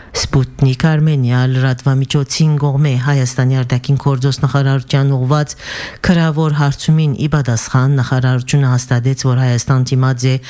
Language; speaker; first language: Armenian; early bilingual, heritage; Armenian